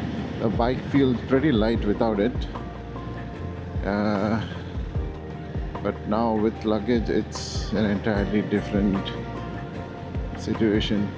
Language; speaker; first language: English; non-native, local second language; Malayalam